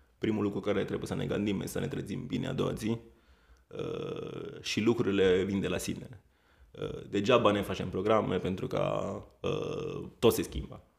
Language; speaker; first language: Romanian; non-native, fluent; Italian